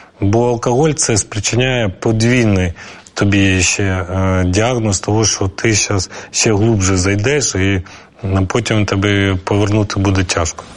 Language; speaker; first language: Ukrainian; non-native, local second language; Russian